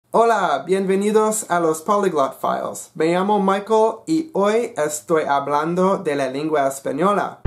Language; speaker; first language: Spanish; non-native, learner; English